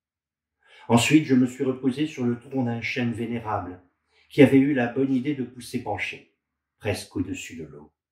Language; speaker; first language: French; native; French